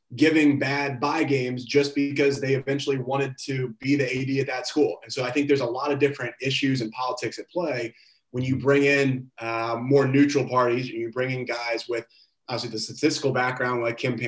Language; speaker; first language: English; native; English